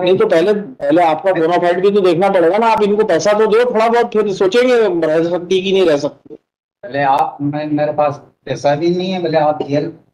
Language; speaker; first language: Hindi; native; Hindi